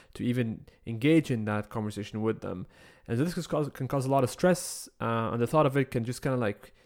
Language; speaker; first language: English; non-native, fluent; Arabic